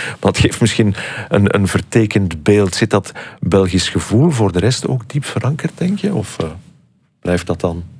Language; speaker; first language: Dutch; native; Dutch